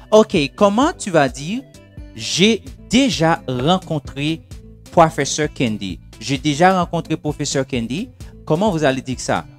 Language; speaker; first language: French; non-native, local second language; Haitian Creole